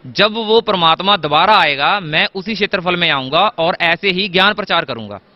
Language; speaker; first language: Hindi; native; Hindi